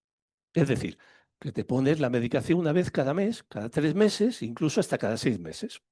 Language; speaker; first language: Spanish; native; Spanish